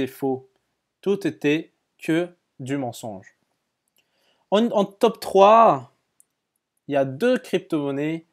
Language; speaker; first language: French; native; French